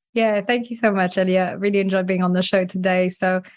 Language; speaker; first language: English; non-native, fluent; French